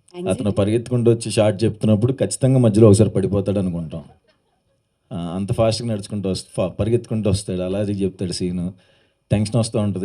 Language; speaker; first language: Telugu; native; Telugu